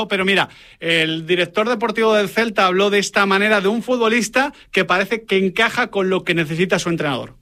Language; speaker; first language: Spanish; native; Spanish